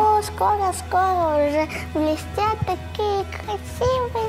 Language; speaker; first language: Russian; native; Russian